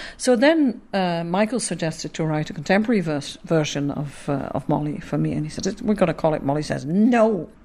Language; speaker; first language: English; non-native, fluent; Dutch